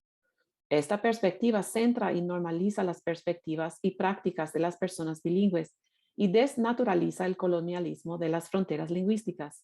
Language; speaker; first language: Spanish; non-native, fluent; English